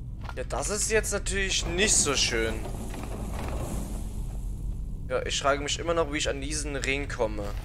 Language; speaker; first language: German; native; German